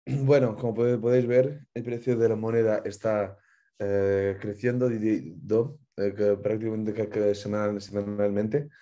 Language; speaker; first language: Spanish; non-native, fluent; Ukrainian